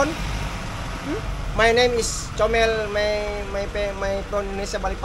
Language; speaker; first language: English; non-native, learner; Indonesian